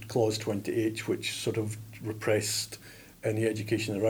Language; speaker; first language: English; native; English